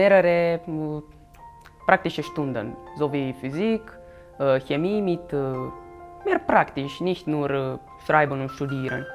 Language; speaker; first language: German; non-native, local second language; Romanian